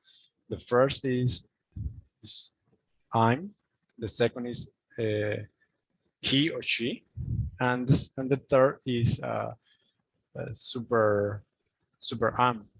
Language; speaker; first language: English; non-native, learner; Spanish